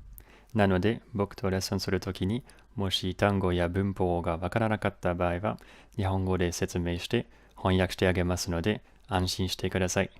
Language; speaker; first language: Japanese; non-native, fluent; French